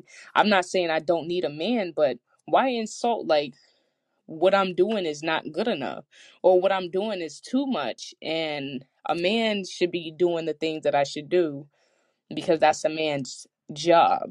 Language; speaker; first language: English; native; English